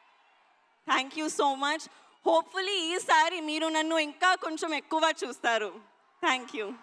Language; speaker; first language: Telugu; non-native, learner; Hindi